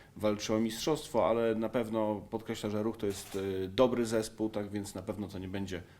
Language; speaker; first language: Polish; native; Polish